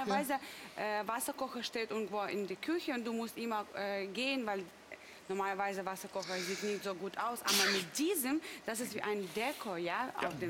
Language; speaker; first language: German; non-native, fluent; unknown